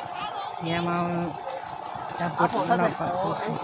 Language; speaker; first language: Indonesian; non-native, local second language; Javanese